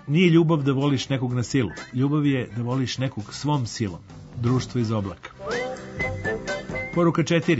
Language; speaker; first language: Croatian; native; Croatian